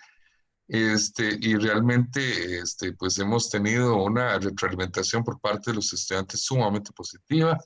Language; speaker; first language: Spanish; native; Spanish